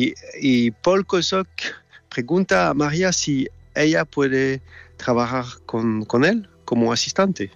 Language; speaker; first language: Spanish; non-native, fluent; French